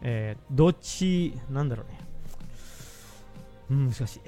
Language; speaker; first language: Japanese; non-native, fluent; Indonesian